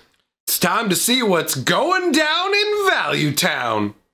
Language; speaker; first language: English; native; English